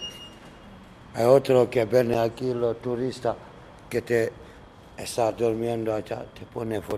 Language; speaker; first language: Spanish; non-native, learner; Arabic